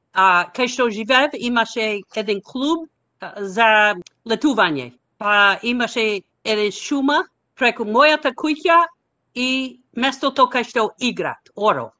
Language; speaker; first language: Macedonian; non-native, fluent; English